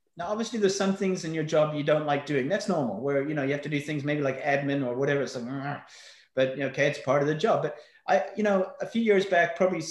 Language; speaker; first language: English; native; English